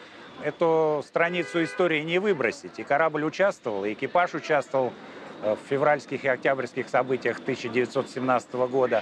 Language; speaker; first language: Russian; native; Russian